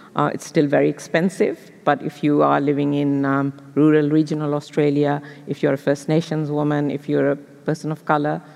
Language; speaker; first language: English; non-native, local second language; Urdu